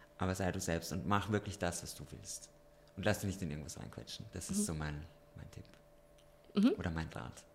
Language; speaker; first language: German; early bilingual, other home language; Romanian